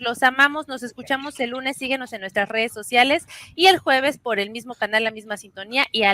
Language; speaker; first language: Spanish; native; Spanish